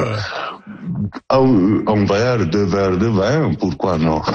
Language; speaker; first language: French; non-native, learner; Italian